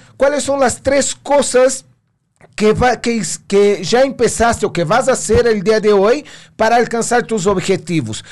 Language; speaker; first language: Spanish; non-native, fluent; Portuguese